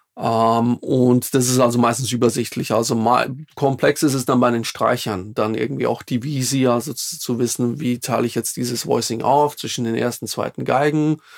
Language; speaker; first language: German; non-native, fluent; Slovak